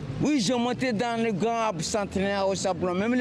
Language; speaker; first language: French; non-native, local second language; Comorian